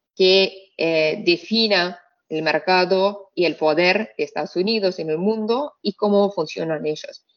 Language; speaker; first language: Spanish; non-native, fluent; Arabic